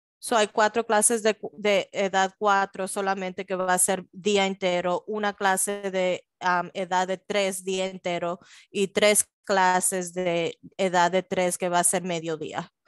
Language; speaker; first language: Spanish; early bilingual, heritage; Spanish